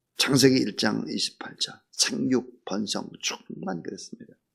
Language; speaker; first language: Korean; native; Korean